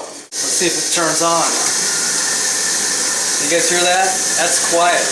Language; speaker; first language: English; native; English